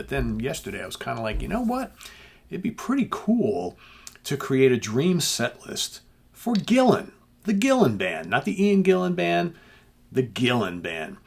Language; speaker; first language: English; native; English